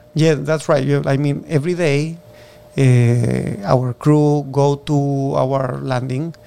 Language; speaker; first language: English; non-native, fluent; Spanish